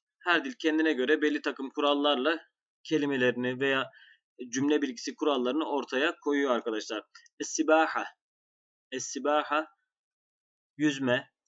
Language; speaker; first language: Turkish; native; Turkish